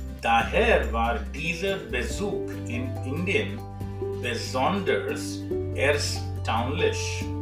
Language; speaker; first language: German; non-native, fluent; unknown